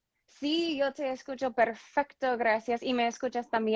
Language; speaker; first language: Spanish; non-native, fluent; English